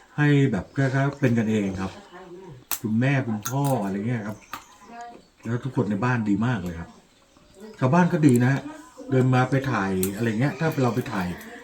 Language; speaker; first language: Thai; native; Thai